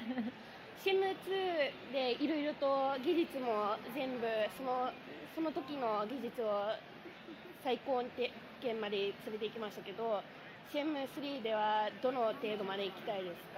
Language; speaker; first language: Japanese; early bilingual, heritage; English